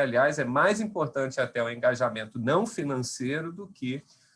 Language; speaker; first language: Portuguese; native; Portuguese